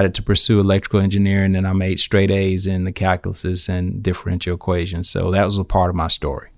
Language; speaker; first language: English; native; English